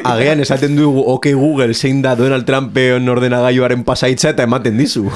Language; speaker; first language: Basque; non-native, local second language; Spanish